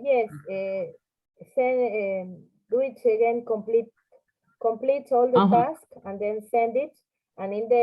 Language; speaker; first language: English; non-native, fluent; Spanish